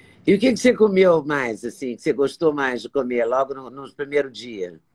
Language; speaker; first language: Portuguese; native; Portuguese